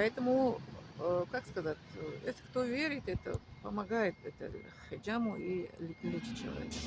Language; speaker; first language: Russian; non-native, learner; Tajik